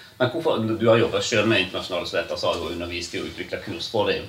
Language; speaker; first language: Norwegian; native; Norwegian